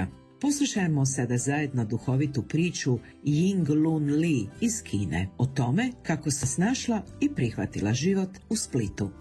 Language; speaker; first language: Serbian; native; Serbian